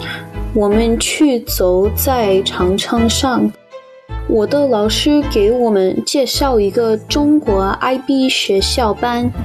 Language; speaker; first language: Chinese; non-native, learner; English